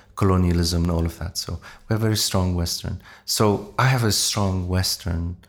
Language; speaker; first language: English; non-native, fluent; Arabic